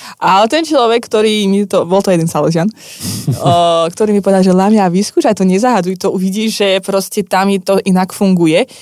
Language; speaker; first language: Slovak; non-native, fluent; Russian